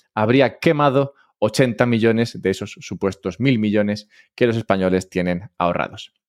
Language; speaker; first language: Spanish; native; Spanish